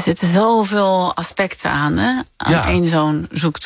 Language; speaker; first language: Dutch; native; Dutch